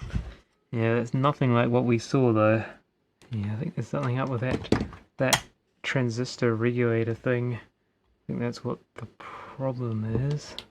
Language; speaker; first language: English; native; English